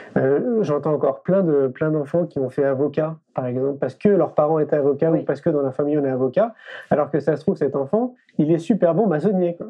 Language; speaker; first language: French; native; French